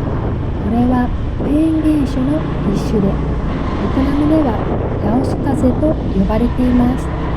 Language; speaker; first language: Japanese; non-native, fluent; Vietnamese